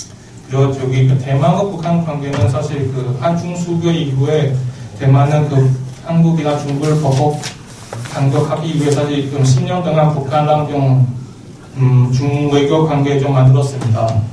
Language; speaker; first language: Korean; non-native, learner; Chinese